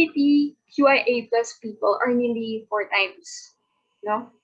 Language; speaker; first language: English; non-native, local second language; Filipino